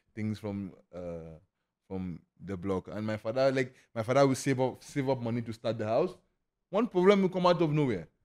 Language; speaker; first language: English; non-native, local second language; Igbo